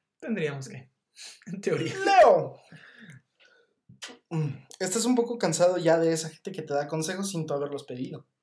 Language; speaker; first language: Spanish; native; Spanish